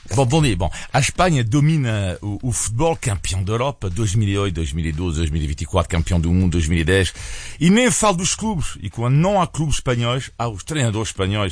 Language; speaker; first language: Portuguese; non-native, fluent; French